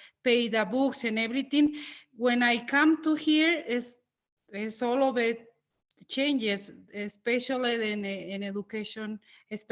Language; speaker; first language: English; non-native, learner; Spanish